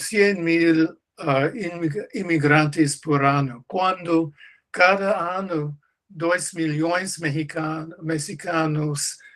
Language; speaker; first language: Portuguese; non-native, learner; English